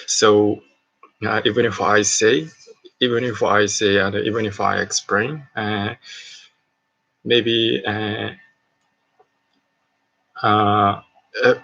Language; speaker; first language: English; non-native, learner; Japanese